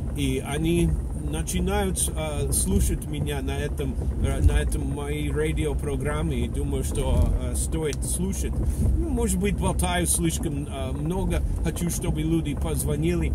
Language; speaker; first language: Russian; non-native, fluent; English